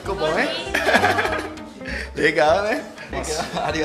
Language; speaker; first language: Portuguese; non-native, fluent; Japanese